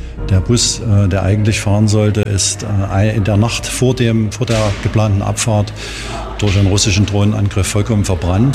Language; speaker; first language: German; native; German